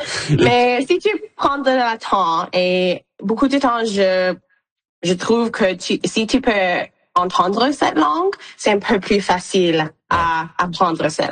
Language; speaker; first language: French; non-native, local second language; English